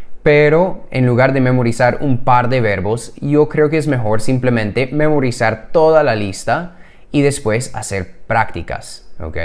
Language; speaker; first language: Spanish; non-native, fluent; English